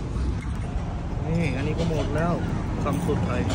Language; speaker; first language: Thai; non-native, fluent; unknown